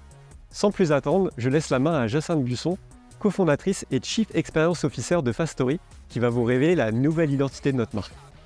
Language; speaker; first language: French; native; French